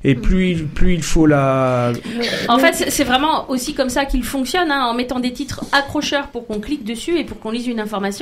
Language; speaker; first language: French; native; French